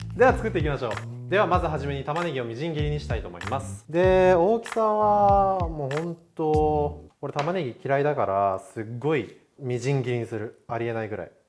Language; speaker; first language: Japanese; non-native, fluent; Filipino